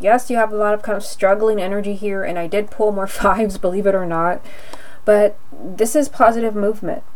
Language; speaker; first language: English; native; English